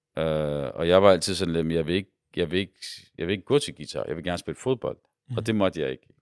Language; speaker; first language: Danish; early bilingual, other home language; Arabic